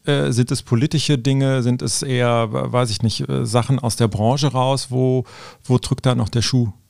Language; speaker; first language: German; native; German